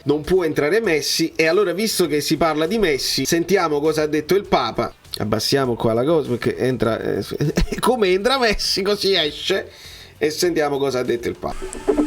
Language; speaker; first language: Italian; native; Italian